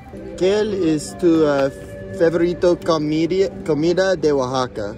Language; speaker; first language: Spanish; non-native, learner; English